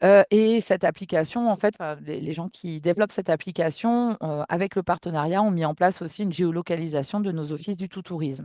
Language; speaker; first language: French; native; French